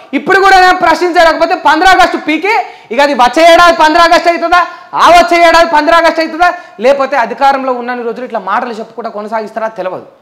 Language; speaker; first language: Telugu; native; Telugu